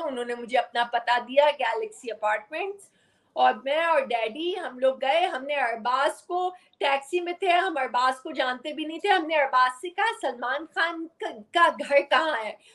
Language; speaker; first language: Urdu; native; Urdu